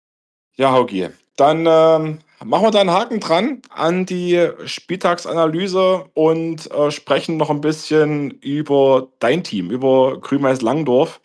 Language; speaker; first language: German; native; German